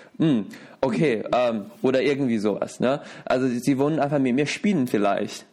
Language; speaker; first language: German; non-native, fluent; Chinese